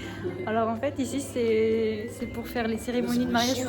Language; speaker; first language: French; native; French